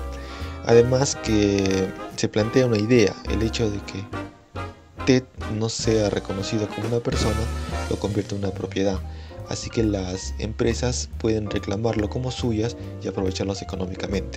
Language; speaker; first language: Spanish; native; Spanish